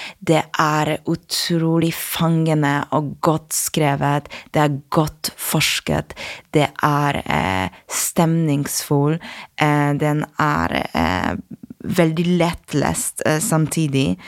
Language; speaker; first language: Norwegian; non-native, fluent; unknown